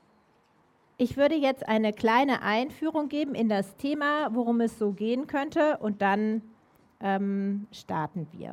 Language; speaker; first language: German; native; German